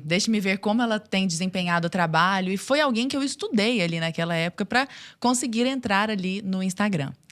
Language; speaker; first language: Portuguese; native; Portuguese